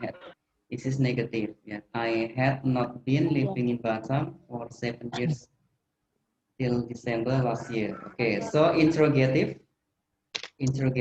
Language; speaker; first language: English; non-native, fluent; Indonesian